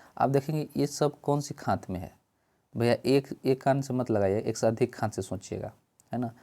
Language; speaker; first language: Hindi; native; Hindi